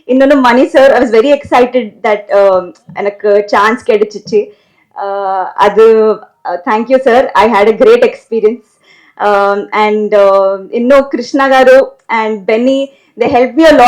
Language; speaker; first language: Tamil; non-native, learner; Telugu